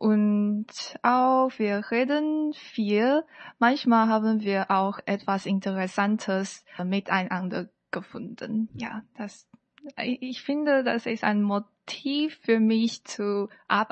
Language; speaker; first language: German; non-native, learner; Chinese